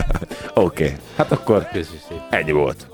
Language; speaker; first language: Hungarian; native; Hungarian